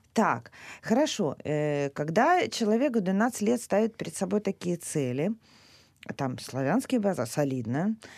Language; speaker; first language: Russian; native; Russian